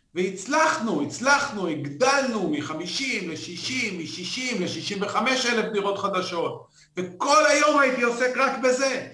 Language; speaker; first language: Hebrew; native; Hebrew